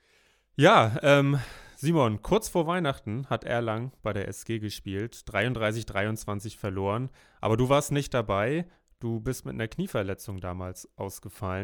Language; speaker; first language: German; native; German